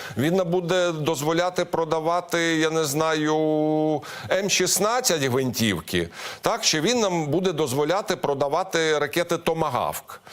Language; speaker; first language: Ukrainian; native; Ukrainian